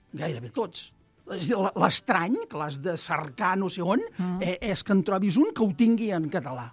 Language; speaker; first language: Catalan; native; Catalan